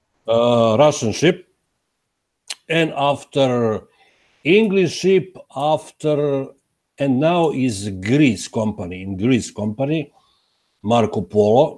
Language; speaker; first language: English; non-native, learner; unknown